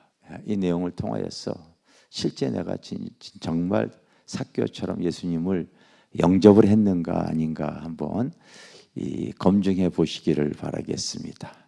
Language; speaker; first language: Korean; native; Korean